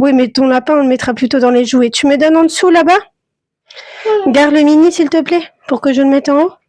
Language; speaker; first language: French; native; French